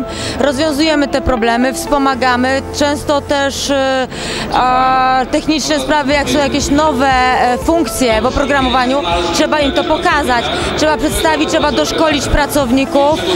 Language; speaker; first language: Polish; native; Polish